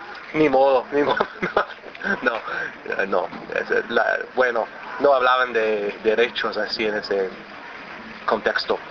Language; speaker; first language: Spanish; early bilingual, other home language; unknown